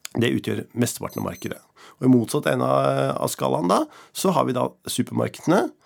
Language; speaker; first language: Norwegian; native; Norwegian